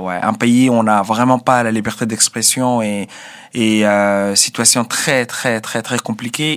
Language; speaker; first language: French; non-native, fluent; Arabic